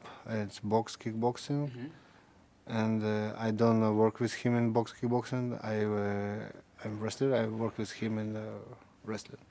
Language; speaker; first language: English; non-native, learner; Russian